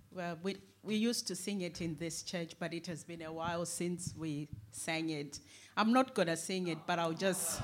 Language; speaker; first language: English; non-native, local second language; Shona